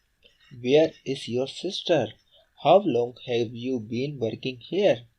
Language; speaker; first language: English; non-native, learner; Urdu